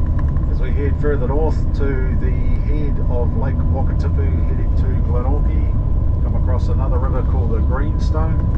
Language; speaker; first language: English; native; English